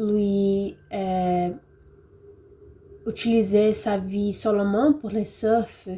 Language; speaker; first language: French; non-native, learner; Portuguese